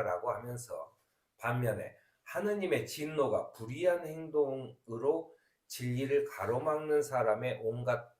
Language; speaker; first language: Korean; native; Korean